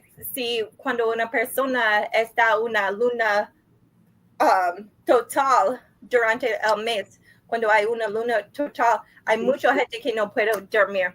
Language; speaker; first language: Spanish; non-native, learner; English